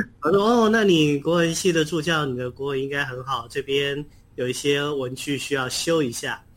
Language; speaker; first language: Chinese; native; Chinese